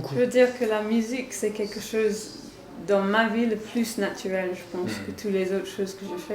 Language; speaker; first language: French; non-native, fluent; English